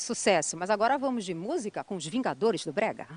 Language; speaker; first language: Portuguese; native; Portuguese